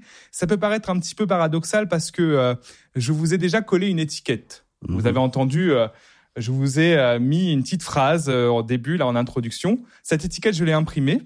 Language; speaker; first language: French; native; French